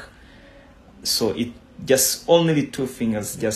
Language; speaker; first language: English; non-native, local second language; Kinyarwanda